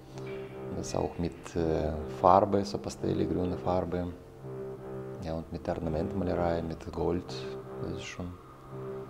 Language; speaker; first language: German; non-native, fluent; Russian